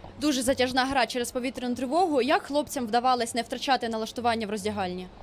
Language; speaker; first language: Ukrainian; native; Ukrainian